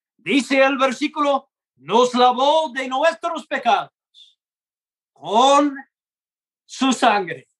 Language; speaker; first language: Spanish; non-native, fluent; English